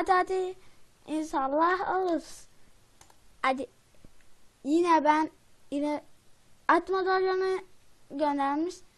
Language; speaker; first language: Turkish; native; Turkish